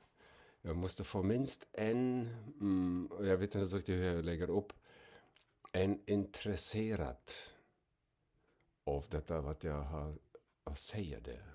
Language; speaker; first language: Swedish; non-native, fluent; German